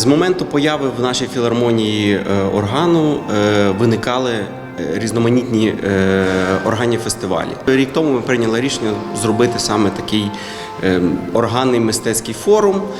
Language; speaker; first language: Ukrainian; native; Ukrainian